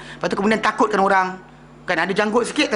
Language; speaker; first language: Malay; native; Malay